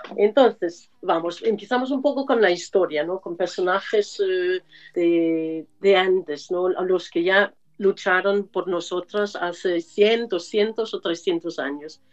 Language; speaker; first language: Spanish; non-native, fluent; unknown